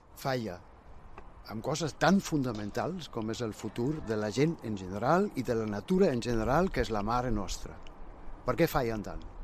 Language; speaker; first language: Catalan; non-native, fluent; German